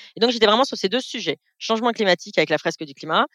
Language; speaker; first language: French; native; French